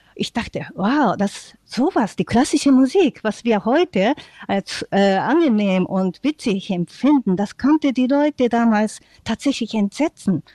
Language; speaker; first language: German; non-native, fluent; Japanese